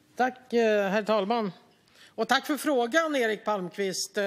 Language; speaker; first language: Swedish; native; Swedish